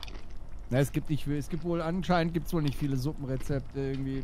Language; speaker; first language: German; native; German